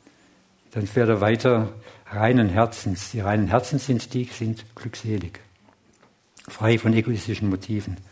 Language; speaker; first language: German; non-native, fluent; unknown